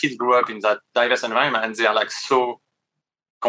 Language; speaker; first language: English; non-native, fluent; French